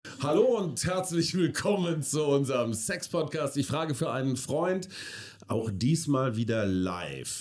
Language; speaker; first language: German; native; German